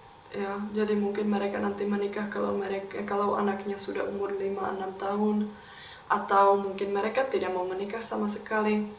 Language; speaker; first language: Indonesian; non-native, fluent; Czech